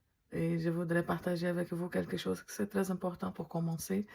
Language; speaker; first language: French; non-native, fluent; Portuguese